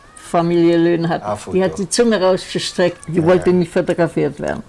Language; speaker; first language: German; native; German